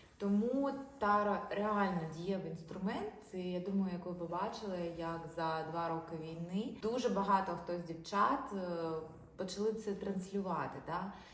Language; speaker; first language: Ukrainian; non-native, local second language; Russian